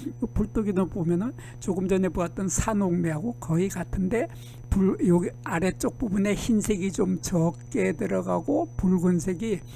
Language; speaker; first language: Korean; native; Korean